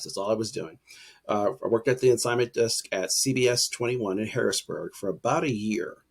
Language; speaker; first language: English; native; English